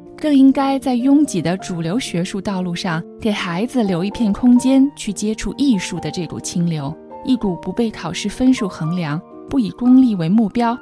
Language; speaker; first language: Chinese; native; Chinese